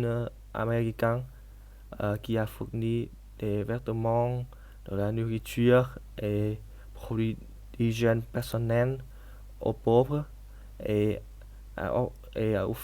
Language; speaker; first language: French; non-native, learner; Vietnamese